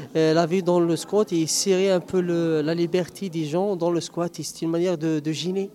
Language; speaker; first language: French; non-native, local second language; Arabic